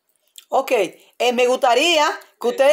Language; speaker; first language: Portuguese; non-native, learner; Spanish